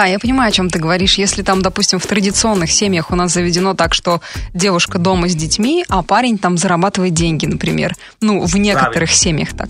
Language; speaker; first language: Russian; native; Russian